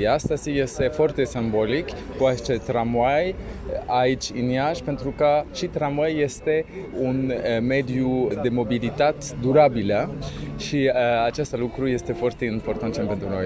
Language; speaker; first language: Romanian; non-native, learner; French